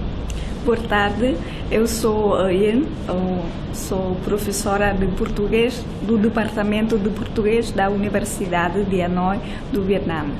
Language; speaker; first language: Portuguese; non-native, fluent; Vietnamese